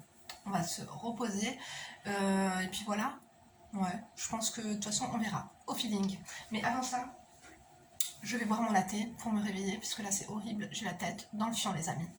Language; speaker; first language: French; native; French